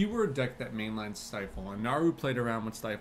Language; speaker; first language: English; native; English